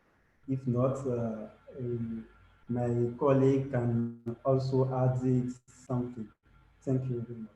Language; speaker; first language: English; non-native, learner; French